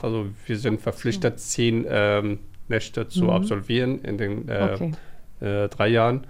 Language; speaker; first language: German; non-native, fluent; Somali